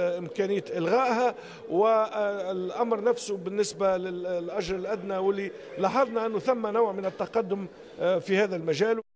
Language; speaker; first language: Arabic; native; Arabic